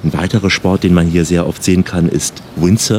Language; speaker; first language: German; native; German